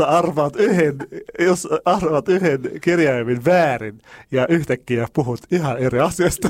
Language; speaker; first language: Finnish; non-native, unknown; Arabic